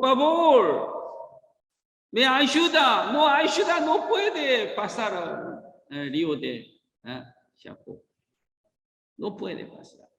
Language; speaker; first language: Spanish; non-native, learner; Korean